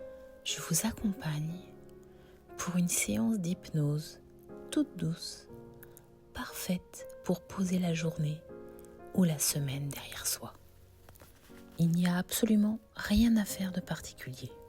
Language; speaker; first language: French; native; French